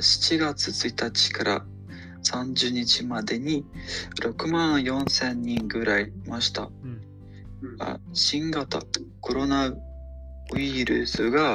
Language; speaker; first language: Japanese; non-native, learner; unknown